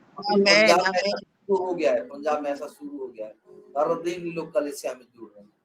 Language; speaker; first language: Hindi; non-native, local second language; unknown